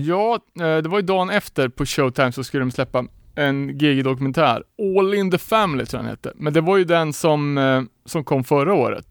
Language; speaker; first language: Swedish; native; Swedish